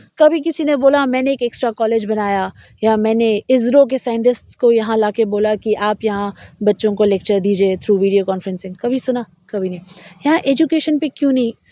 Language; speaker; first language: Hindi; native; Hindi